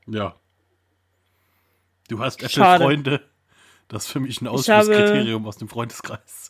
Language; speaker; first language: German; native; German